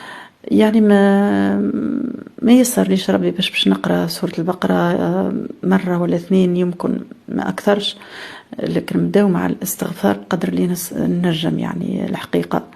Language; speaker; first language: Arabic; native; Arabic